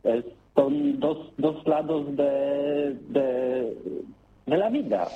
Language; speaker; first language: Spanish; non-native, learner; Polish